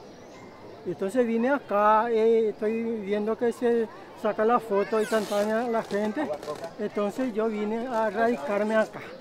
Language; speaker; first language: Spanish; non-native, local second language; Guarani